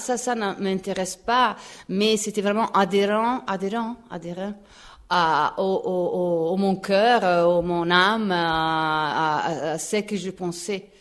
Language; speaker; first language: French; non-native, fluent; Italian